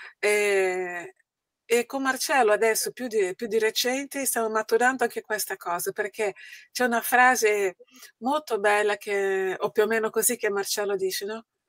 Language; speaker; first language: Italian; native; Italian